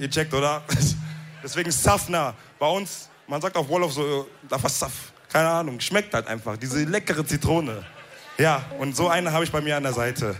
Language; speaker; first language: German; early bilingual, other home language; Wolof